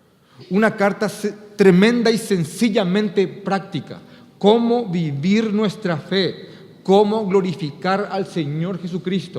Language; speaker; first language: Spanish; native; Spanish